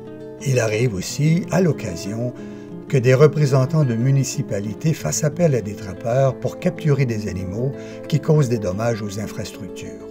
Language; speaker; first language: French; native; French